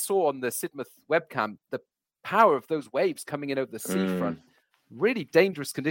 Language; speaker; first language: English; native; English